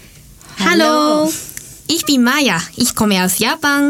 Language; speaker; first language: German; non-native, learner; Japanese